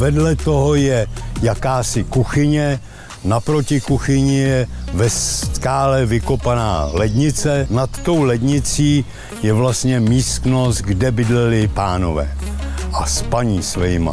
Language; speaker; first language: Czech; native; Czech